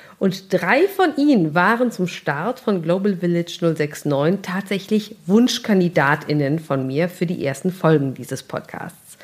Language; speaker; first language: German; native; German